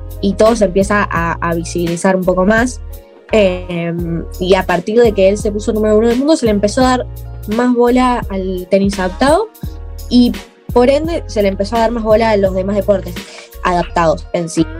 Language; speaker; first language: Spanish; native; Spanish